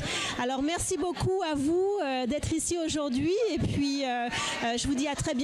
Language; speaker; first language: French; native; French